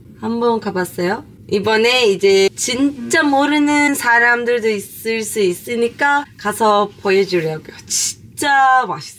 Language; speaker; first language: Korean; non-native, fluent; Turkish